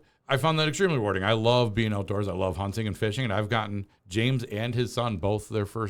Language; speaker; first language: English; native; English